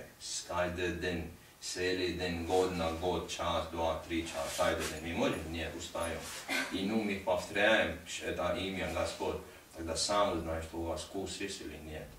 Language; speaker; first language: Russian; non-native, learner; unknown